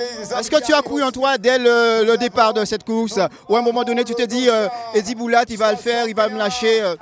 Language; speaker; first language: French; native; French